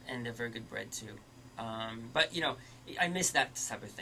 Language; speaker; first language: English; early bilingual, other home language; French